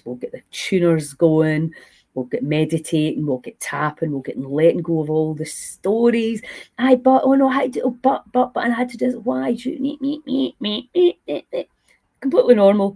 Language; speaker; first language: English; native; English